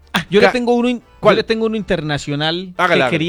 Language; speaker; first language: Spanish; native; Spanish